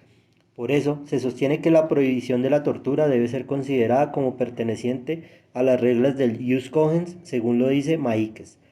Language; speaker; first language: Spanish; native; Spanish